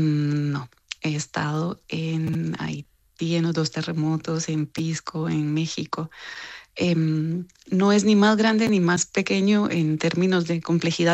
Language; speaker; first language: Spanish; native; Spanish